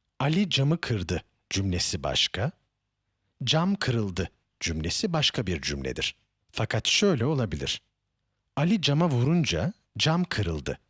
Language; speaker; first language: Turkish; native; Turkish